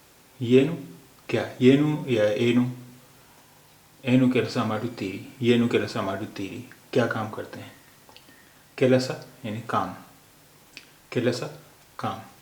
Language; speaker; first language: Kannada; non-native, local second language; Urdu